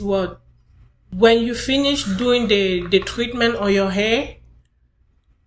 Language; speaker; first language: English; non-native, local second language; French